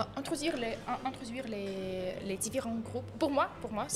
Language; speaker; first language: French; non-native, fluent; Polish